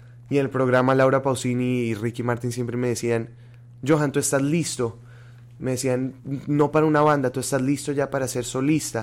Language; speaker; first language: Spanish; native; Spanish